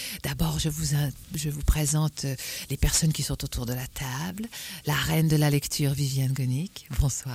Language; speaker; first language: French; native; French